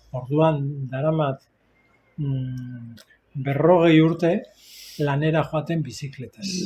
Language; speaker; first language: Basque; non-native, local second language; Spanish